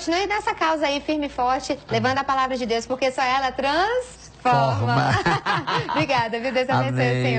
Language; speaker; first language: Portuguese; native; Portuguese